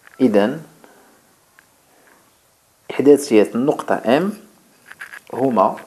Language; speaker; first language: Arabic; native; Arabic